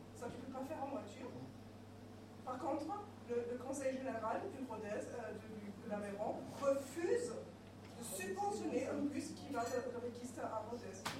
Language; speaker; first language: French; non-native, fluent; German